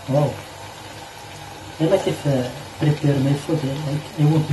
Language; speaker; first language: English; non-native, learner; Arabic